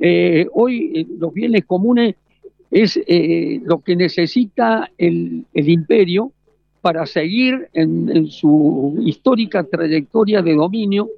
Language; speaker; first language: Spanish; native; Spanish